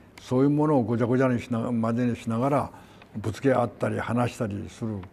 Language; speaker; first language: Japanese; non-native, fluent; Korean